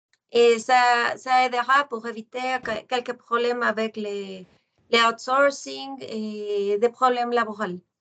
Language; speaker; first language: French; non-native, fluent; Spanish